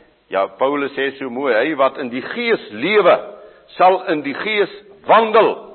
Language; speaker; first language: Afrikaans; native; Afrikaans